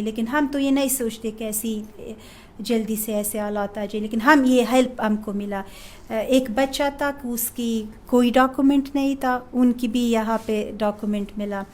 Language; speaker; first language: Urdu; non-native, fluent; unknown